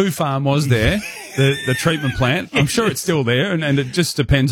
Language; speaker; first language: English; native; English